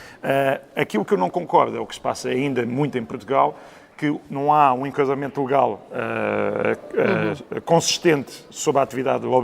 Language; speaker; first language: Portuguese; native; Portuguese